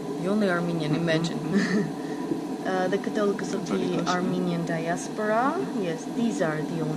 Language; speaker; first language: English; non-native, fluent; Armenian